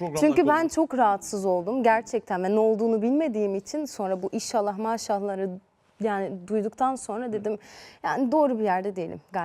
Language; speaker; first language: Turkish; early bilingual, heritage; Turkish